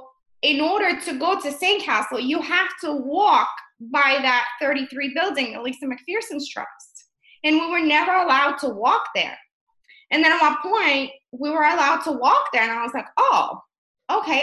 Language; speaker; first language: English; early bilingual, other home language; Russian